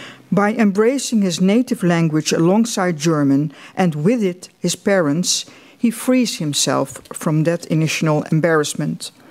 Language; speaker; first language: English; non-native, fluent; Dutch